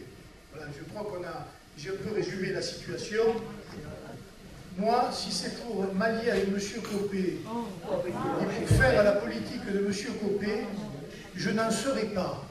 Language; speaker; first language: French; native; French